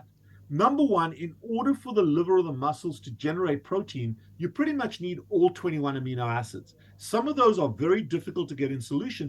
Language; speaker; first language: English; native; English